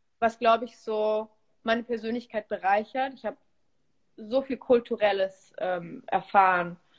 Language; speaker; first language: German; early bilingual, other home language; Polish